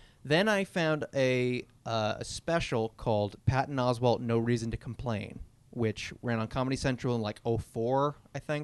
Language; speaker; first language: English; native; English